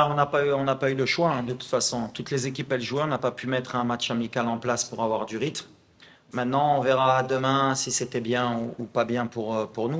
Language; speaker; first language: French; non-native, local second language; Arabic